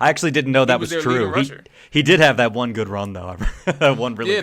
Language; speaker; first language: English; native; English